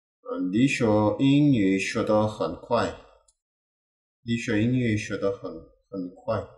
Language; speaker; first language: Chinese; non-native, learner; Korean